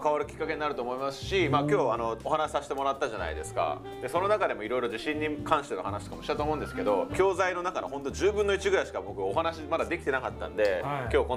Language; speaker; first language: Japanese; native; Japanese